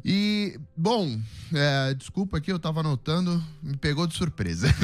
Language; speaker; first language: Portuguese; native; Portuguese